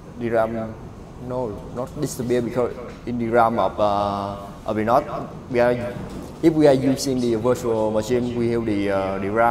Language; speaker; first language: English; non-native, learner; Vietnamese